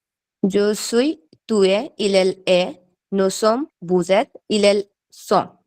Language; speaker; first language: French; non-native, learner; Bangla